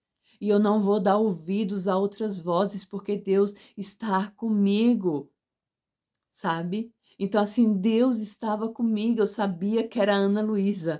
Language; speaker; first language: Portuguese; native; Portuguese